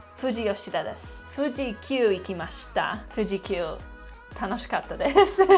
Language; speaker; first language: Japanese; non-native, learner; English